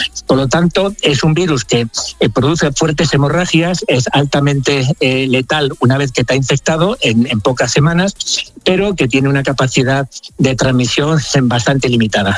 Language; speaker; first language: Spanish; native; Spanish